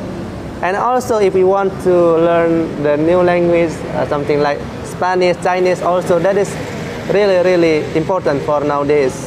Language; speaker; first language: English; non-native, fluent; Indonesian